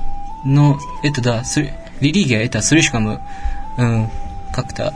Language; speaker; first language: Russian; non-native, learner; Japanese